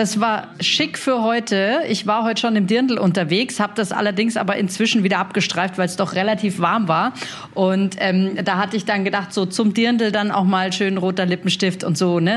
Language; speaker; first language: German; native; German